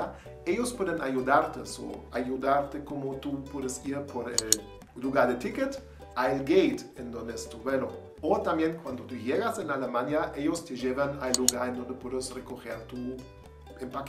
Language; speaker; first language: Spanish; non-native, learner; German